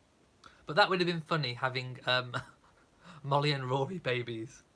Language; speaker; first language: English; native; English